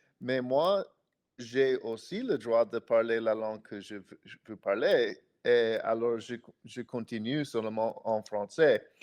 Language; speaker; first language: French; non-native, fluent; English